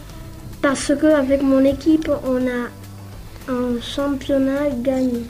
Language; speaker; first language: French; non-native, learner; Spanish